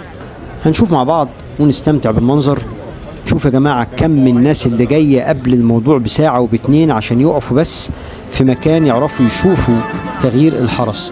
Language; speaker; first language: Arabic; native; Arabic